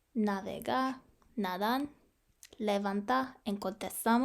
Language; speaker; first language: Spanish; non-native, learner; English